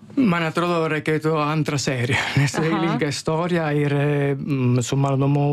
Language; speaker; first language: Lithuanian; non-native, fluent; Italian